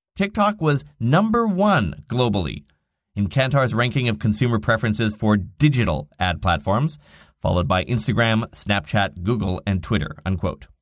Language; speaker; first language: English; native; English